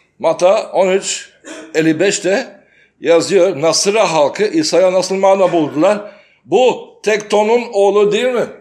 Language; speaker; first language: Turkish; native; Turkish